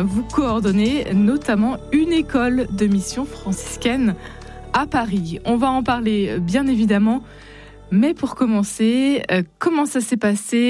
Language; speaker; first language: French; native; French